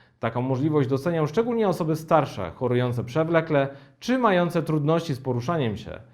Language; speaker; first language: Polish; native; Polish